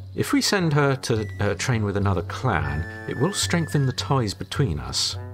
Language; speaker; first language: English; native; English